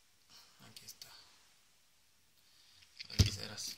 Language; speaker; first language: Spanish; native; Spanish